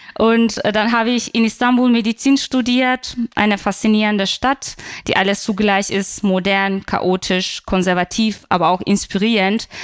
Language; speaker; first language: German; non-native, fluent; Turkish